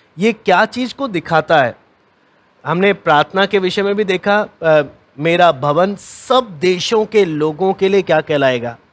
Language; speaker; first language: Hindi; native; Hindi